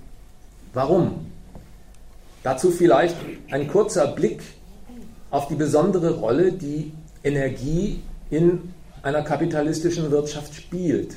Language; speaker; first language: German; native; German